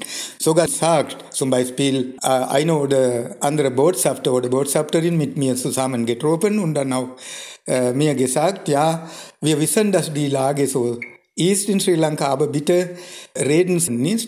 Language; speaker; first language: German; non-native, fluent; Sinhala